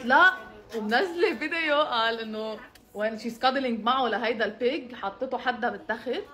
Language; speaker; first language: Arabic; native; Arabic